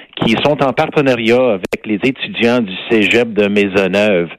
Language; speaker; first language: French; non-native, fluent; English